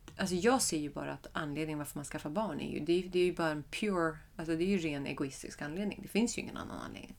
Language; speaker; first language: Swedish; early bilingual, other home language; Persian